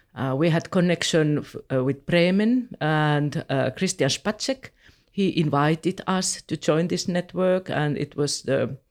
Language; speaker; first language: English; non-native, fluent; Finnish